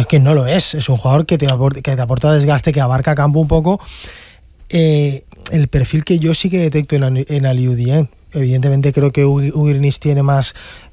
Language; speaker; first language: Spanish; native; Spanish